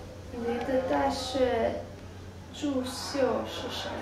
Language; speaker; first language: Chinese; non-native, learner; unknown